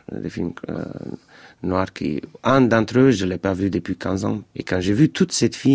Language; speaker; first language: French; non-native, fluent; Romanian